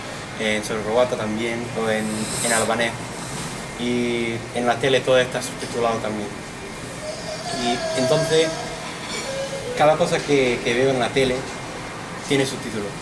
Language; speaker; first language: Spanish; non-native, fluent; English